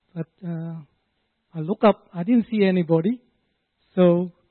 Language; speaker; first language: English; non-native, local second language; Cantonese